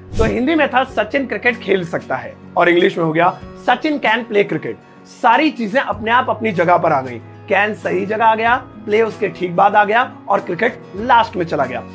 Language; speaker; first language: Hindi; native; Hindi